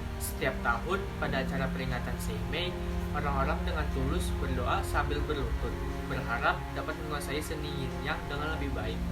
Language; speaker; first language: Indonesian; native; Indonesian